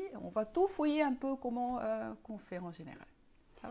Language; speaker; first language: French; non-native, fluent; Korean